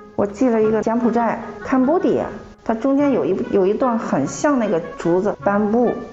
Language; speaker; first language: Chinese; native; Chinese